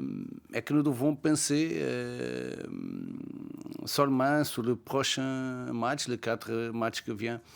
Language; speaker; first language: French; non-native, learner; Portuguese